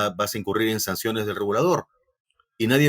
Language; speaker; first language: Spanish; native; Spanish